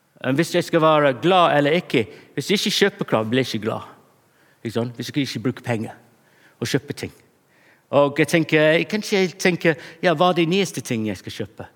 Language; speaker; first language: Norwegian; non-native, fluent; English